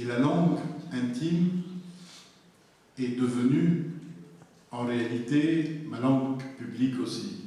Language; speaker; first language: French; non-native, local second language; Arabic